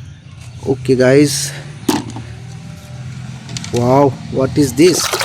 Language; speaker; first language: English; non-native, learner; Indonesian